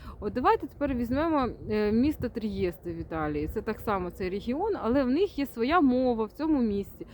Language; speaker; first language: Ukrainian; native; Ukrainian